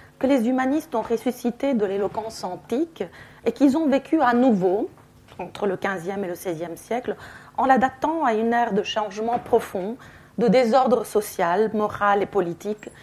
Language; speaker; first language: French; non-native, fluent; Italian